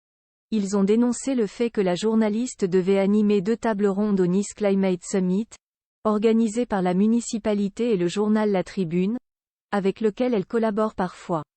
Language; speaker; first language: French; native; French